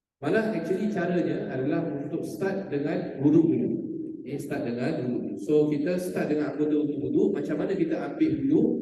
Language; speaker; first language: Malay; native; Malay